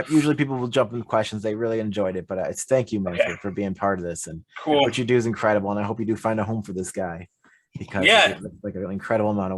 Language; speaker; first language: English; native; English